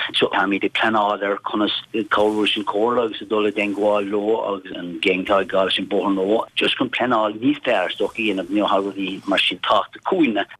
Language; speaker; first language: Irish; native; Irish